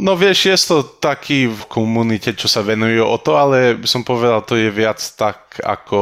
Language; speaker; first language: Slovak; early bilingual, heritage; Slovak